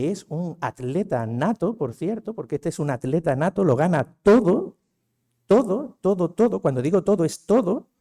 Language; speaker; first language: Spanish; native; Spanish